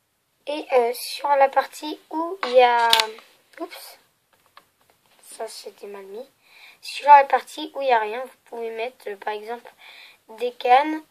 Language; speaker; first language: French; native; French